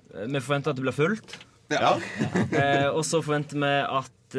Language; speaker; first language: Norwegian; native; Norwegian